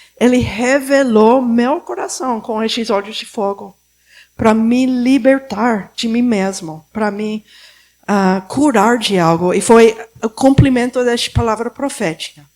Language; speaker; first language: Portuguese; non-native, fluent; Spanish